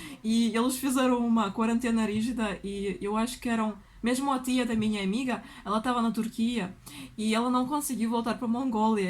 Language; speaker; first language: Portuguese; non-native, fluent; Russian